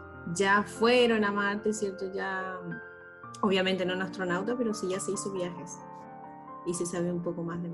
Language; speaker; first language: Spanish; native; Spanish